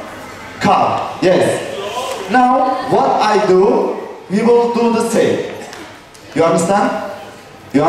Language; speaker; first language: English; non-native, learner; Arabic